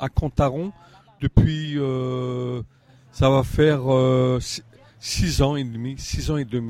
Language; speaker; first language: French; non-native, local second language; Arabic